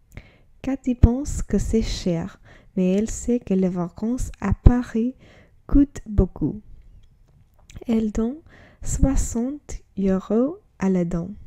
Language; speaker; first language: French; non-native, learner; English